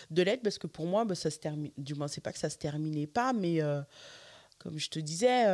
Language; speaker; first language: French; early bilingual, other home language; Fula